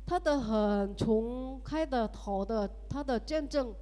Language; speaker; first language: Chinese; early bilingual, heritage; Indonesian